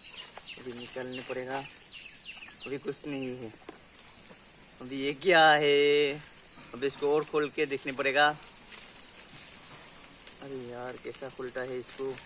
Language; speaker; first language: Hindi; non-native, local second language; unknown